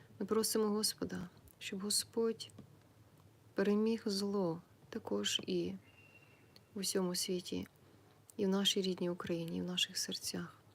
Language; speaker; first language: Ukrainian; native; Ukrainian